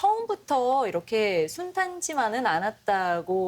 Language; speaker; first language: Korean; native; Korean